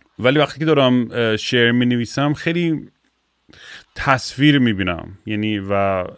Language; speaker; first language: Persian; early bilingual, heritage; Persian